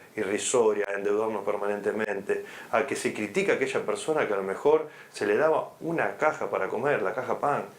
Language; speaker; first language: Spanish; native; Spanish